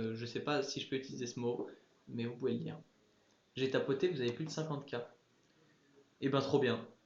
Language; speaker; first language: French; early bilingual, other home language; English